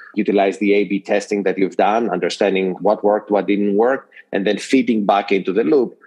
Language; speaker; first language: English; non-native, fluent; Greek